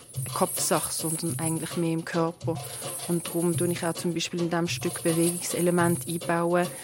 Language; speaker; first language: German; native; German